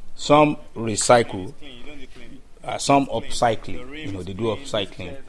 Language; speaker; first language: English; non-native, local second language; Yoruba